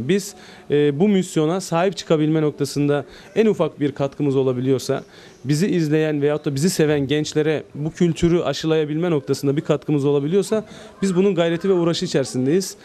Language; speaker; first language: Turkish; native; Turkish